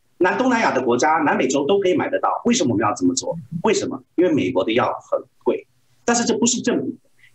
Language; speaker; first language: Chinese; native; Chinese